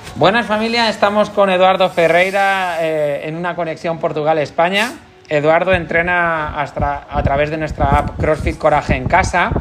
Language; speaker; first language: Spanish; non-native, learner; Portuguese